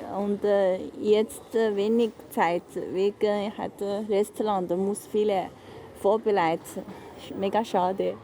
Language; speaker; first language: German; non-native, learner; Chinese